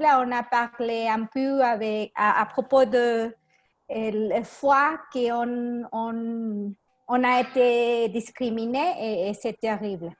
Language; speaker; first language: French; non-native, learner; Spanish